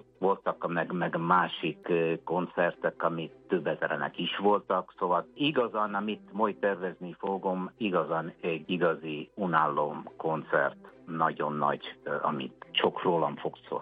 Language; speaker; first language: Hungarian; non-native, fluent; Italian